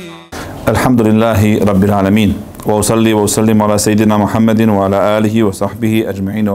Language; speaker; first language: Arabic; non-native, fluent; Bosnian